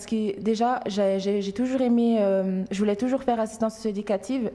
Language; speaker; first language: French; early bilingual, other home language; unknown